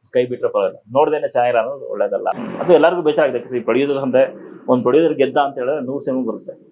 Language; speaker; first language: Kannada; non-native, local second language; Telugu